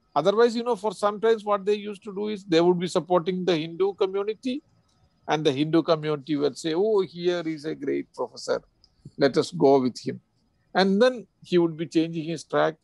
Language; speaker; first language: English; non-native, local second language; Malayalam